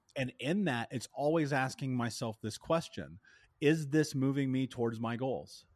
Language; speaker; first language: English; native; English